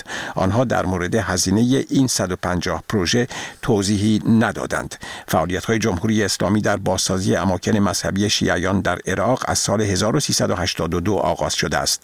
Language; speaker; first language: Persian; native; Persian